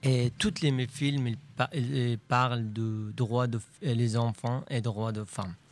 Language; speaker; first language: French; non-native, learner; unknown